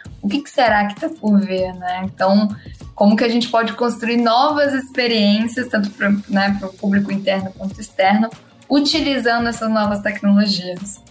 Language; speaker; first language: Portuguese; native; Portuguese